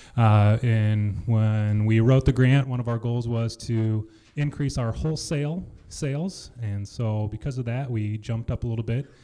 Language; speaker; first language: English; native; English